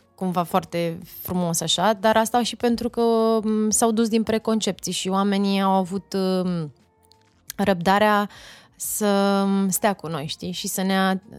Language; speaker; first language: Romanian; native; Romanian